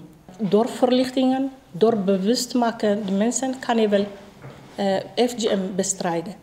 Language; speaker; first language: Dutch; non-native, learner; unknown